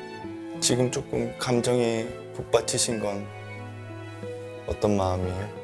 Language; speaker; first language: Korean; native; Korean